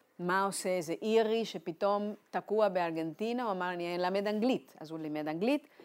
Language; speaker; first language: Hebrew; non-native, fluent; Spanish